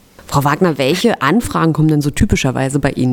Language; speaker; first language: German; native; German